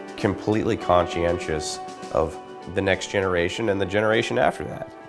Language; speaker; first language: English; native; English